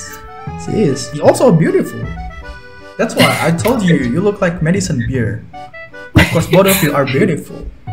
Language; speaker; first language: English; non-native, learner; Indonesian